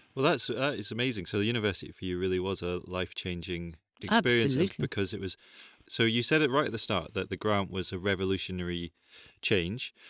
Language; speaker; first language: English; native; English